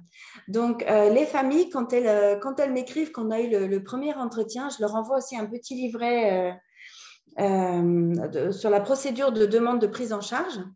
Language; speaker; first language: French; native; French